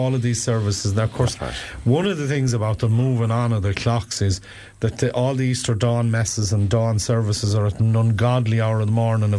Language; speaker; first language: English; native; English